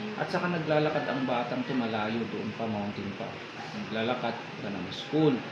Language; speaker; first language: Filipino; native; Filipino